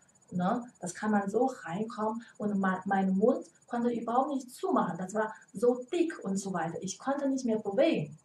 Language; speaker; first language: German; non-native, learner; Chinese